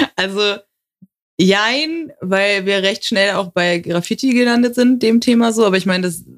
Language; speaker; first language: German; native; German